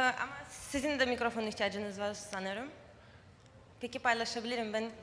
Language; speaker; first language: Turkish; non-native, fluent; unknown